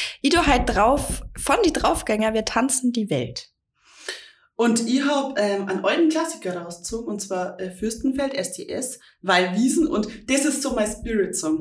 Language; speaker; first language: German; native; German